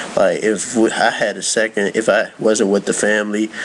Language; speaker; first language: English; native; English